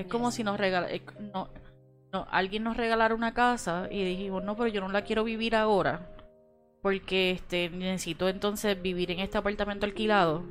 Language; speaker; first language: Spanish; native; Spanish